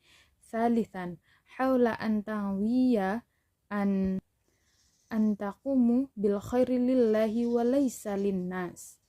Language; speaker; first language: Arabic; non-native, learner; Indonesian